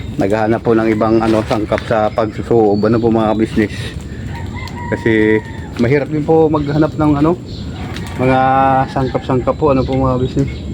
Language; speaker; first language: Filipino; non-native, local second language; Bikol